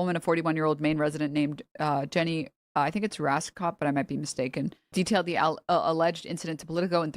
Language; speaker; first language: English; native; English